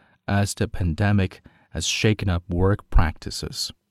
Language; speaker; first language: English; non-native, fluent; Chinese